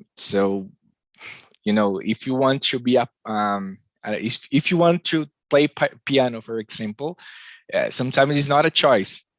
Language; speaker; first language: English; non-native, learner; Portuguese